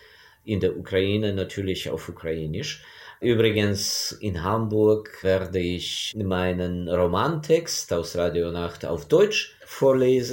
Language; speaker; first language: German; non-native, fluent; Ukrainian